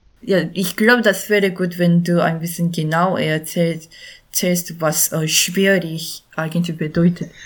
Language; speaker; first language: German; non-native, learner; Korean